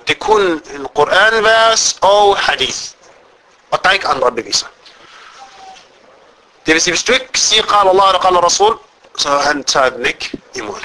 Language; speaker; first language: Danish; non-native, fluent; Arabic